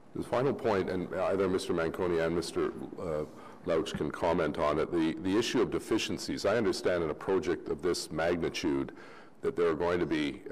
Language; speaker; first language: English; native; English